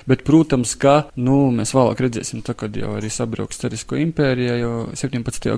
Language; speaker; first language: Latvian; native; Latvian